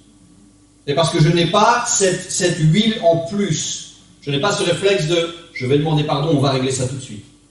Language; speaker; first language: French; native; French